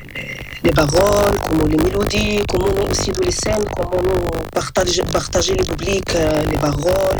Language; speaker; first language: French; non-native, learner; Arabic